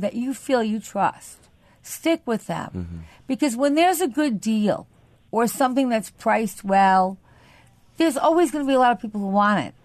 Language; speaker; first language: English; native; English